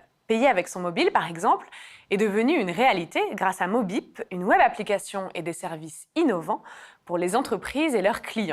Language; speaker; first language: French; native; French